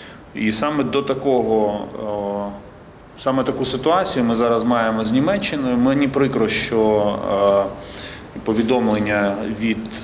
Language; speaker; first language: Ukrainian; native; Ukrainian